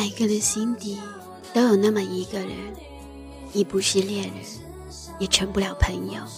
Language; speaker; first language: Chinese; native; Chinese